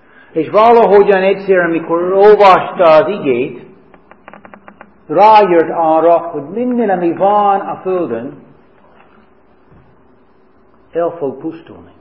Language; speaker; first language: Hungarian; non-native, fluent; English